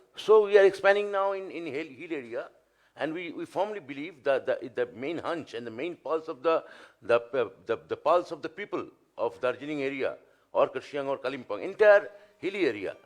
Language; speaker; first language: English; non-native, local second language; Bangla